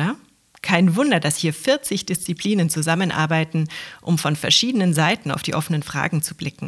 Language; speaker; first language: German; native; German